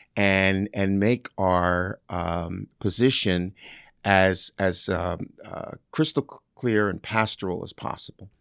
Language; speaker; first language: English; native; English